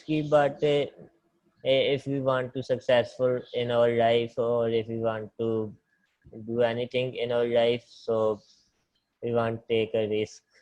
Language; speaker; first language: English; non-native, learner; Punjabi